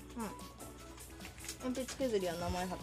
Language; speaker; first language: Japanese; native; Japanese